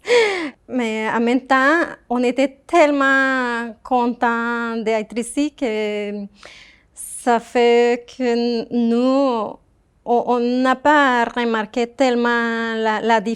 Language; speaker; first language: French; non-native, fluent; Spanish